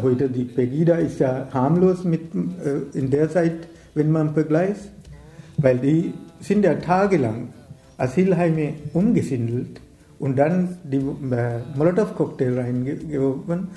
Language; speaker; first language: German; non-native, learner; Sinhala